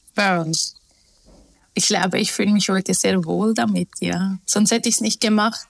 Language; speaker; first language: German; early bilingual, other home language; Turkish